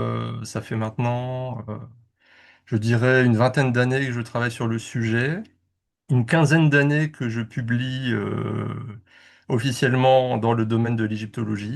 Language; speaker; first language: French; native; French